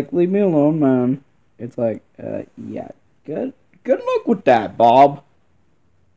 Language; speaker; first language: English; native; English